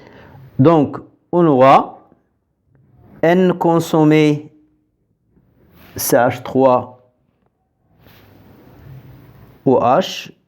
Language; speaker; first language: French; non-native, local second language; Arabic